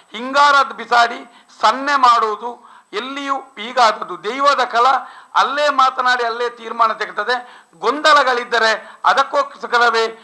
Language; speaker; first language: Kannada; non-native, local second language; Tulu